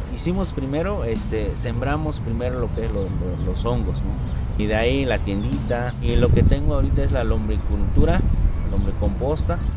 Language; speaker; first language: Spanish; non-native, local second language; Tzotzil